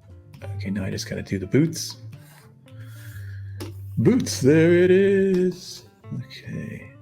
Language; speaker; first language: English; native; English